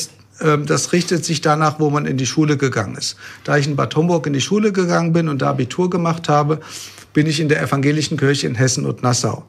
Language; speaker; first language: German; native; German